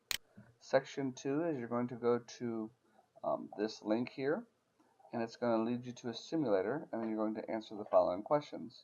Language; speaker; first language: English; native; English